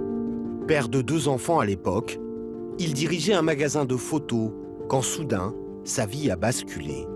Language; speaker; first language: French; native; French